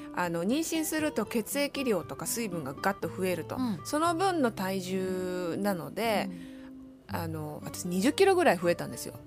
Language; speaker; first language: Japanese; native; Japanese